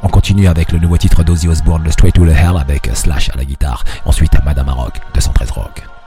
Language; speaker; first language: French; non-native, local second language; Arabic